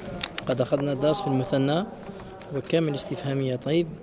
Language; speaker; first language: Arabic; non-native, fluent; French